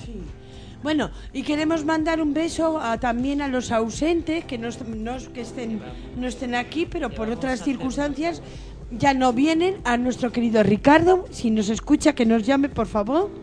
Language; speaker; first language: Spanish; native; Spanish